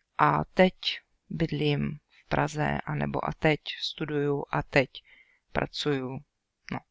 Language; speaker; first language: Czech; native; Czech